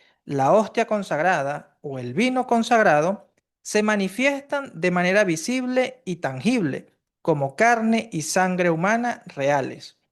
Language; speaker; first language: Spanish; native; Spanish